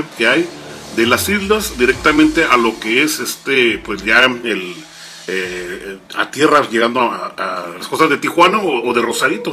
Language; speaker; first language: Spanish; native; Spanish